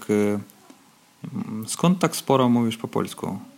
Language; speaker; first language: Polish; non-native, learner; Russian